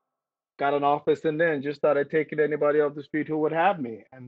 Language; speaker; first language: English; non-native, local second language; Igbo